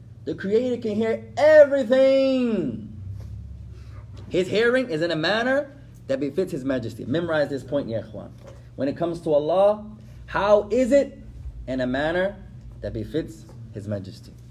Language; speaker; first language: English; native; English